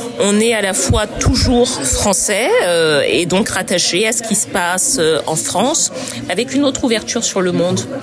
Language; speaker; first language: French; native; French